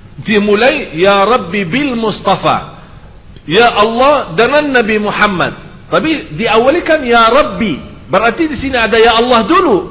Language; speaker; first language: Indonesian; non-native, fluent; Arabic